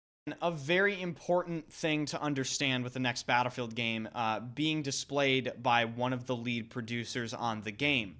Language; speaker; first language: English; native; English